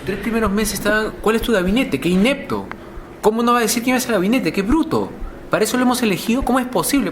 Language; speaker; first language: Spanish; native; Spanish